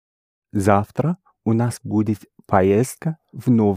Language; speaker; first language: Russian; non-native, learner; English